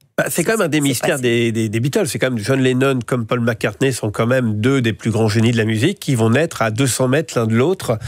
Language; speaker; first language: French; native; French